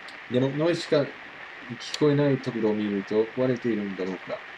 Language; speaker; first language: Japanese; non-native, fluent; English